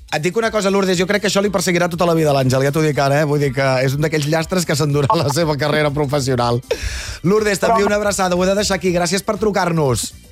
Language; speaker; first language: Catalan; native; Catalan